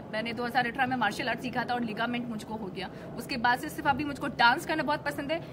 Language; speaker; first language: Hindi; native; Hindi